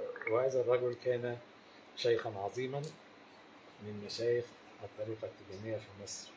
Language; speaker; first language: Arabic; native; Arabic